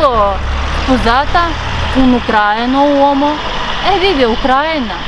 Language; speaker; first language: Italian; non-native, learner; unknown